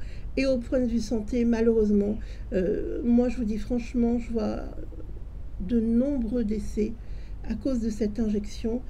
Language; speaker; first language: French; native; French